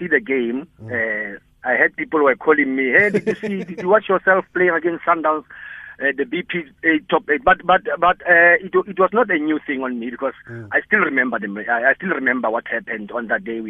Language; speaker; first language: English; non-native, local second language; Tswana